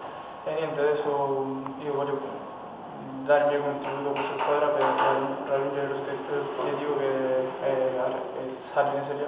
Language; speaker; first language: Italian; non-native, fluent; Spanish